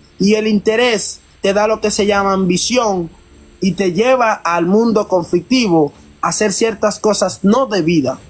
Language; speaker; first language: Spanish; non-native, fluent; Haitian Creole